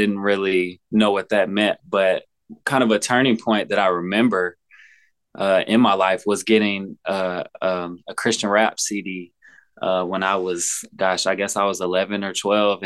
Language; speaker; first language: English; native; English